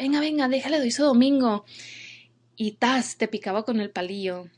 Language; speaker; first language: Spanish; early bilingual, other home language; English